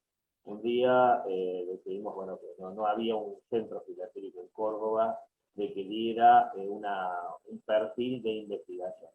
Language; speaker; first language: Spanish; native; Spanish